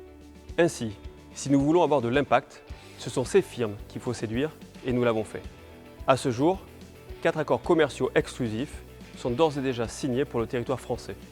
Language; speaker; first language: French; native; French